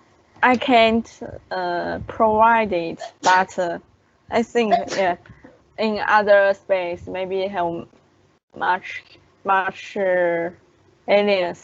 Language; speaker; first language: English; non-native, learner; Chinese